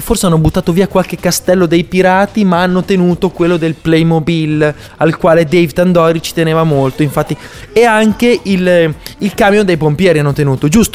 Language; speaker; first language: Italian; native; Italian